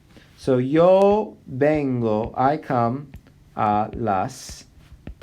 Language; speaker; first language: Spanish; non-native, fluent; English